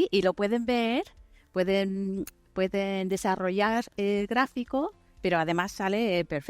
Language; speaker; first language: Spanish; non-native, fluent; English